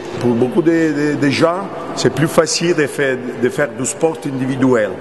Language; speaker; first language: French; non-native, learner; Italian